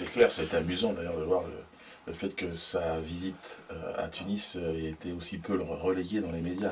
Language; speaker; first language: French; native; French